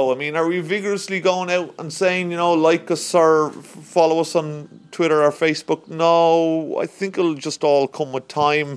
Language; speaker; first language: English; native; English